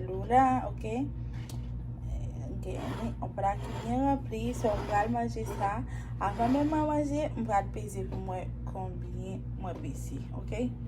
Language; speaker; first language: French; non-native, learner; Haitian Creole